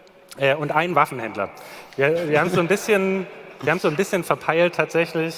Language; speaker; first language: German; native; German